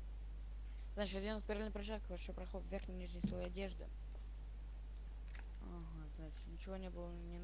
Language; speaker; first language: Russian; native; Russian